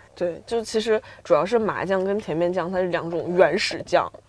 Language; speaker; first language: Chinese; native; Chinese